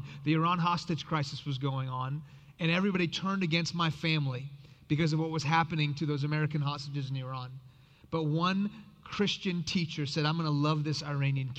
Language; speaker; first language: English; early bilingual, other home language; Persian